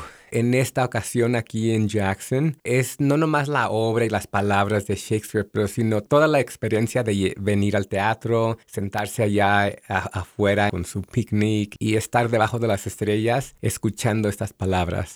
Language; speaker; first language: Spanish; early bilingual, heritage; Spanish